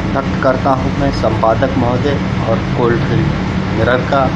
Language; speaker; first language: Hindi; native; Hindi